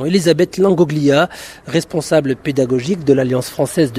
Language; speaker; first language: French; native; French